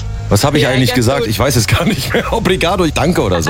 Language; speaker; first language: German; native; German